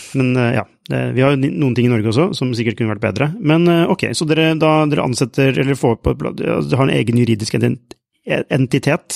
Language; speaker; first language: Norwegian; native; Norwegian